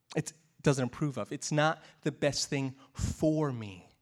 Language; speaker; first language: English; native; English